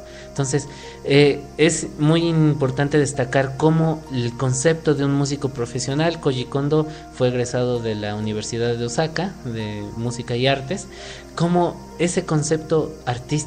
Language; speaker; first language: Spanish; native; Spanish